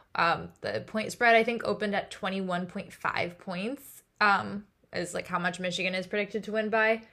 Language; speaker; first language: English; native; English